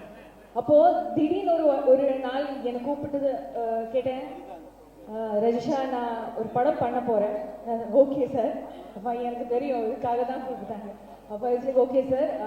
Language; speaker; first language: Tamil; non-native, learner; Malayalam